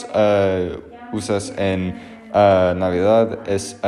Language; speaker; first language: Spanish; non-native, learner; English